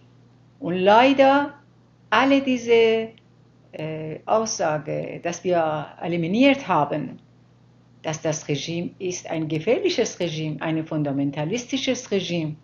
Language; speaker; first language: German; non-native, fluent; Persian